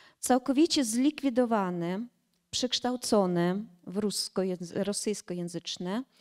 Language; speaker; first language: Polish; early bilingual, heritage; Polish